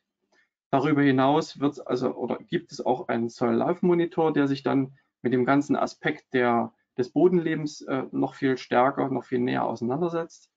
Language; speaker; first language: German; native; German